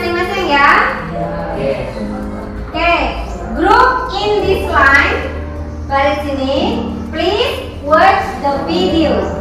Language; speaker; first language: English; non-native, learner; Indonesian